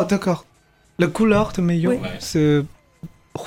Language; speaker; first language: French; non-native, fluent; Chinese